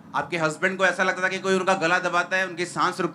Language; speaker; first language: Hindi; native; Hindi